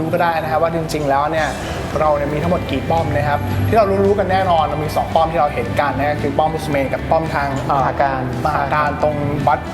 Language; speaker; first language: Thai; native; Thai